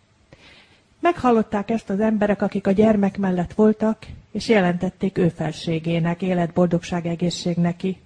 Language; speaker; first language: Hungarian; native; Hungarian